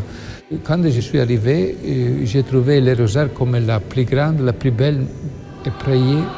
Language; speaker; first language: French; non-native, learner; Italian